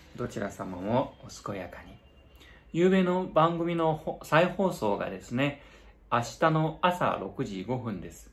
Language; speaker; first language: Japanese; non-native, fluent; Chinese